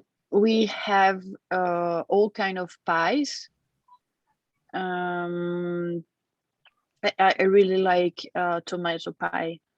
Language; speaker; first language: English; non-native, fluent; French